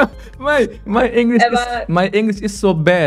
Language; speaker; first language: English; non-native, learner; Indonesian